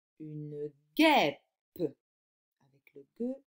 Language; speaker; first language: French; native; French